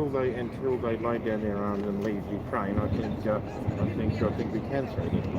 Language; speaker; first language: English; native; English